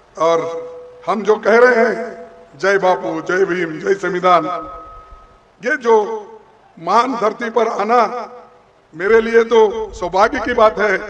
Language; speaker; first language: Hindi; non-native, local second language; Kannada